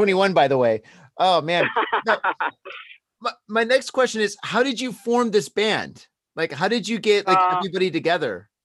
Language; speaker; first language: English; native; English